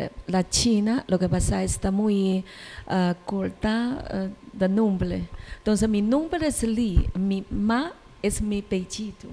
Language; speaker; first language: Spanish; non-native, learner; Chinese